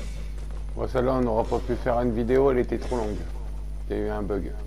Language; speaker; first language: French; native; French